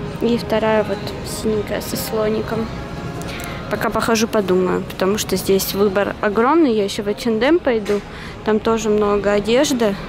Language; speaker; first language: Russian; native; Russian